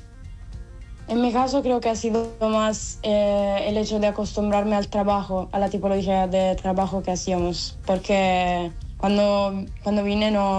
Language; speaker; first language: Spanish; non-native, fluent; Italian